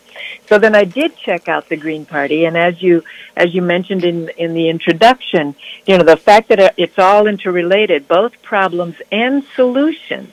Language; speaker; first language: English; native; English